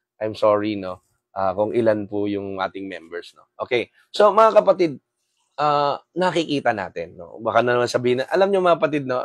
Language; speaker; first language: Filipino; non-native, local second language; Waray